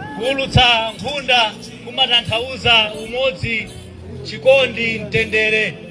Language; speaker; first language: Nyanja; native; Nyanja